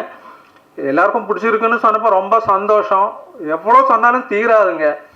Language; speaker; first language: Tamil; non-native, learner; Malayalam